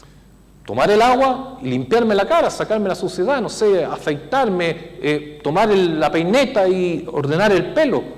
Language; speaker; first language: Spanish; native; Spanish